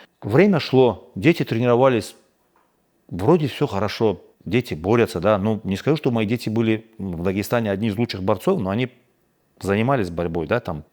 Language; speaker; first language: Russian; non-native, local second language; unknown